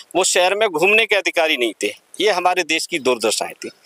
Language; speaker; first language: Hindi; native; Hindi